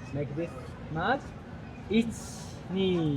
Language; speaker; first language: English; non-native, learner; Japanese